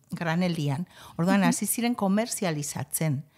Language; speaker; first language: Basque; native; Basque